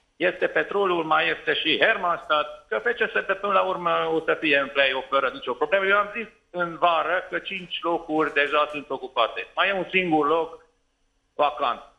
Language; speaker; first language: Romanian; non-native, local second language; Hungarian